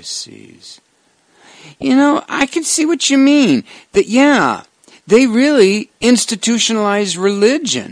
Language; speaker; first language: English; native; English